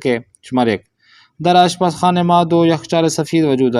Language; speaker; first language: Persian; non-native, fluent; Urdu